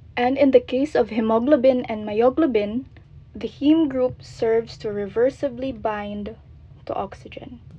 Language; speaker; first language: English; non-native, local second language; Filipino